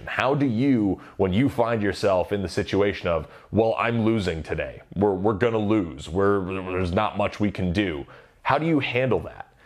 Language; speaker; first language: English; native; English